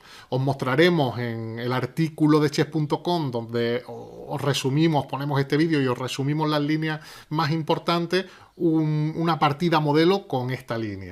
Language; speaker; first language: Spanish; native; Spanish